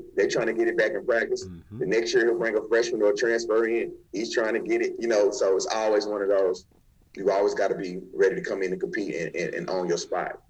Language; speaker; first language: English; native; English